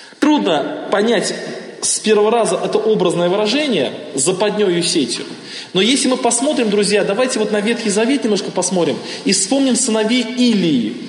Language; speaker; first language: Russian; native; Russian